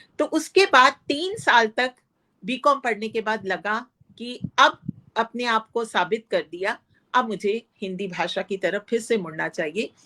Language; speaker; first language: Hindi; non-native, local second language; Punjabi